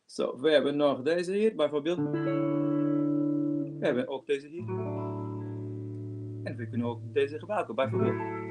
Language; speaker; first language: Dutch; non-native, learner; Portuguese